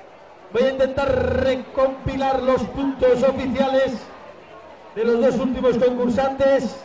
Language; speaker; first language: Spanish; native; Spanish